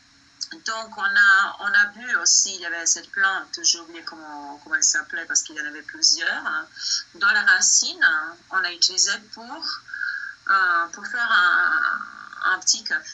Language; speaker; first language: French; non-native, fluent; Bosnian